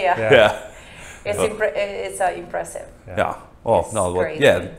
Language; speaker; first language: English; non-native, fluent; Spanish